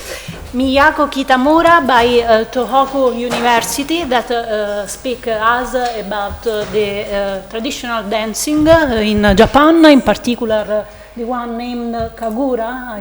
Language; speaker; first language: English; non-native, learner; Italian